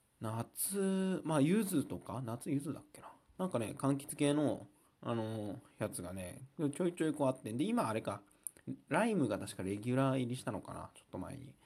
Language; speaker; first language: Japanese; native; Japanese